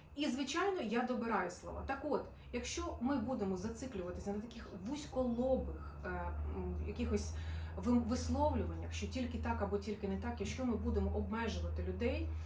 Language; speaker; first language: Ukrainian; non-native, local second language; Russian